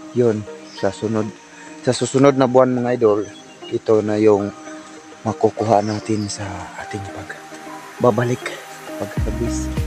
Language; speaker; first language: Filipino; non-native, local second language; Cebuano